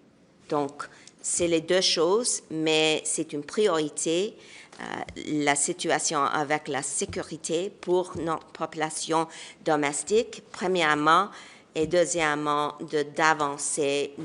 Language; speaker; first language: French; non-native, local second language; English